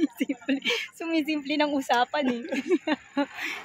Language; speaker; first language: Filipino; native; Filipino